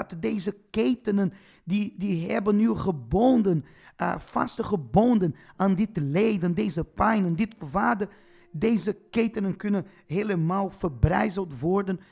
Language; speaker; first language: Dutch; non-native, fluent; Portuguese